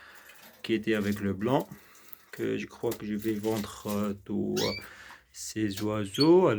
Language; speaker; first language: French; non-native, local second language; Arabic